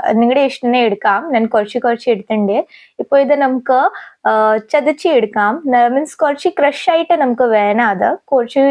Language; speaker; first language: Malayalam; non-native, local second language; Hindi